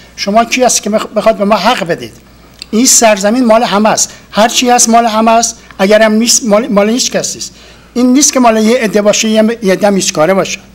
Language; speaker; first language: Persian; non-native, local second language; Kurdish